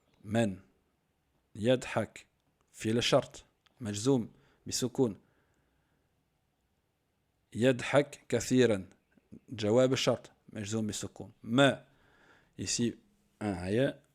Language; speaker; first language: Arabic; non-native, fluent; French